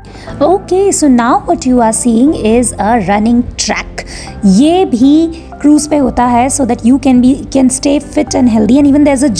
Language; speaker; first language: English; non-native, local second language; Hindi